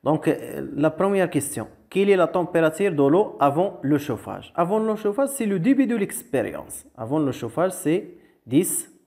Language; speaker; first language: French; non-native, local second language; Arabic